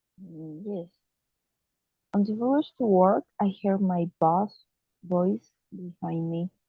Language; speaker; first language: English; non-native, learner; Spanish